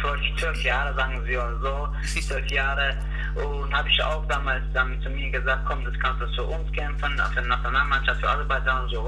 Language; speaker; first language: German; non-native, learner; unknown